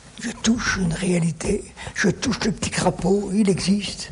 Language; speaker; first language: French; native; French